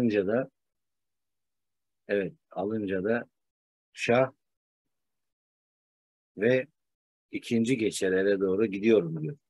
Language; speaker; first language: Turkish; native; Turkish